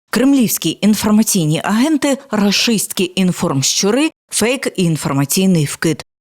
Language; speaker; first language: Ukrainian; native; Ukrainian